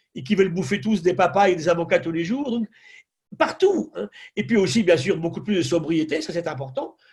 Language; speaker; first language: French; native; French